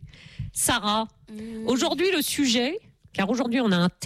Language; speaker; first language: French; native; French